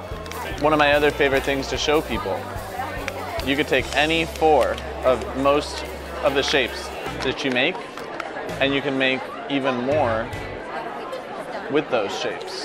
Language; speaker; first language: English; native; English